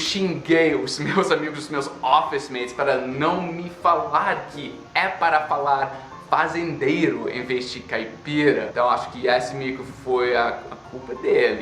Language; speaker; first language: Portuguese; non-native, fluent; English